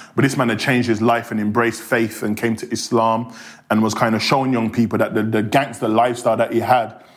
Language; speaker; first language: English; native; English